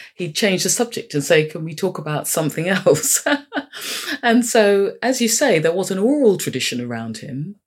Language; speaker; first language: English; native; English